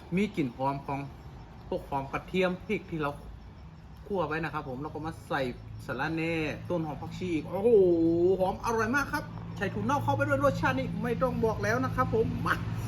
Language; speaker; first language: Thai; non-native, local second language; Shan